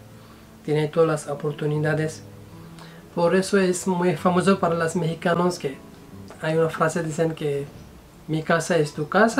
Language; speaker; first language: Spanish; non-native, fluent; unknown